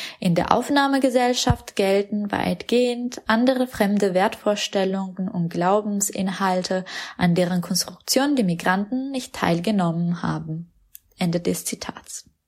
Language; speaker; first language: German; non-native, fluent; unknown